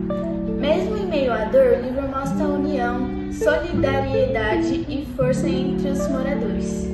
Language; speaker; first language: Portuguese; native; Portuguese